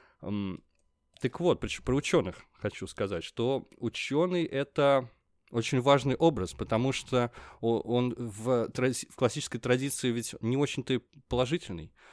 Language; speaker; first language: Russian; native; Russian